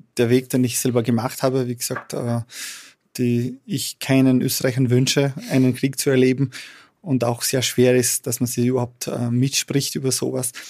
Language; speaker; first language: German; non-native, fluent; Albanian